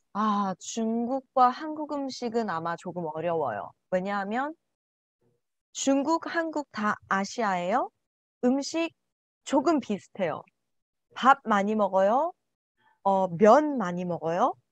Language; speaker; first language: Korean; non-native, learner; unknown